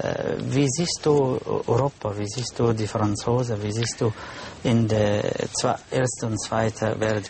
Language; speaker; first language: German; non-native, learner; Arabic